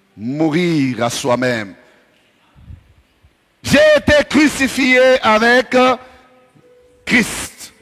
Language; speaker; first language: French; non-native, local second language; Swahili